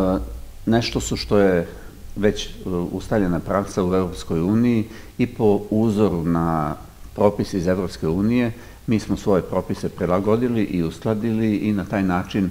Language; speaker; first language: Serbian; native; Serbian